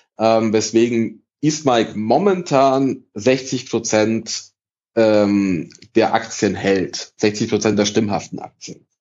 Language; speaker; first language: German; early bilingual, other home language; Italian